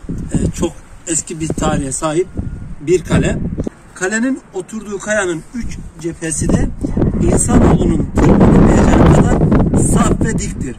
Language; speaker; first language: Turkish; native; Turkish